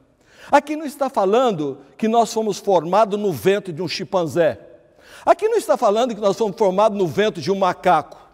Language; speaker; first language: Portuguese; native; Portuguese